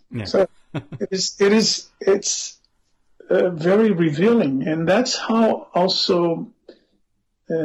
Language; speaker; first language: English; non-native, fluent; Portuguese